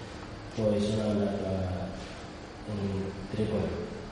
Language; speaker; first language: Italian; non-native, learner; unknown